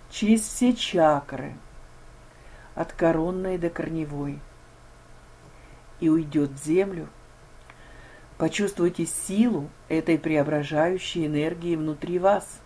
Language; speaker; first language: Russian; native; Russian